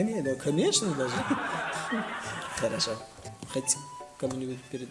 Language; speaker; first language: Russian; non-native, local second language; Tajik